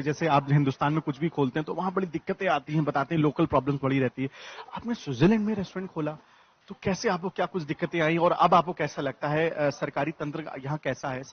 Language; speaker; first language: Hindi; native; Hindi